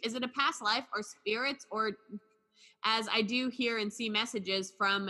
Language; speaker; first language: English; native; English